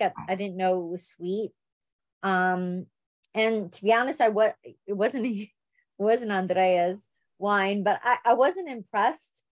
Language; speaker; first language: English; native; English